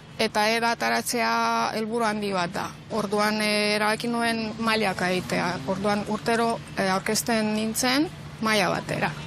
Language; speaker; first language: Basque; non-native, fluent; Romanian